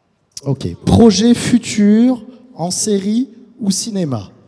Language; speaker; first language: French; native; French